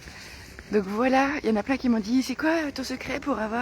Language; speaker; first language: French; native; French